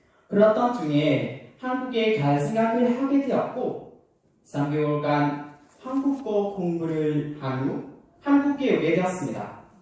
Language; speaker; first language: Korean; non-native, learner; Khmer